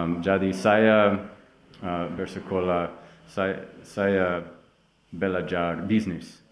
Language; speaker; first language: Indonesian; non-native, learner; English